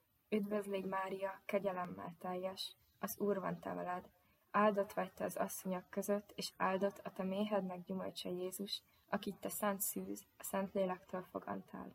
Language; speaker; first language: Hungarian; native; Hungarian